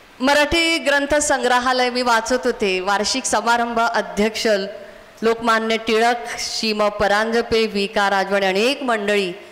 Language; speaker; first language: Marathi; non-native, local second language; Konkani